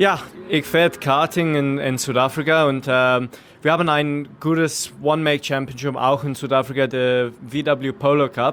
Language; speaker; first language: German; non-native, learner; English